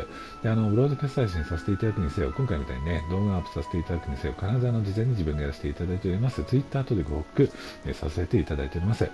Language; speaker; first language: Japanese; native; Japanese